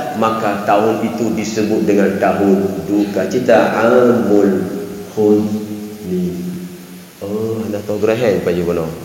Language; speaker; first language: Malay; non-native, local second language; Achinese